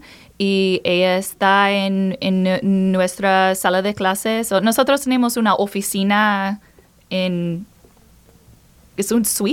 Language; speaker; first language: Spanish; non-native, learner; English